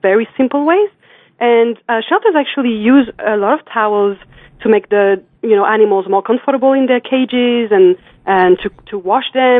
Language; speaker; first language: English; non-native, fluent; French